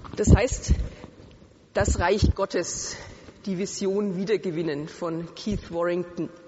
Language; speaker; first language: German; native; German